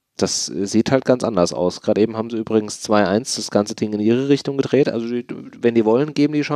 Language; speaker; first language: German; native; German